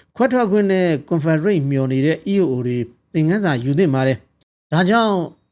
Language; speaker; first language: Burmese; native; Burmese